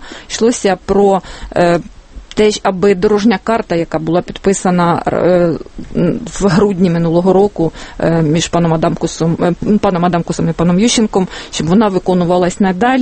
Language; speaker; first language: Ukrainian; native; Ukrainian